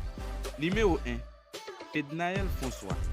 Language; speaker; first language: French; non-native, local second language; Haitian Creole